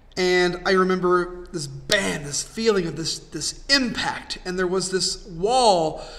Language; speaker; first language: English; native; English